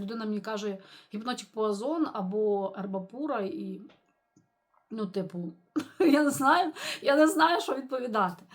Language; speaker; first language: Ukrainian; native; Ukrainian